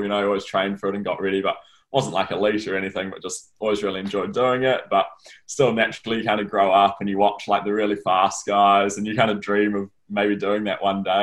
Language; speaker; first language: English; native; English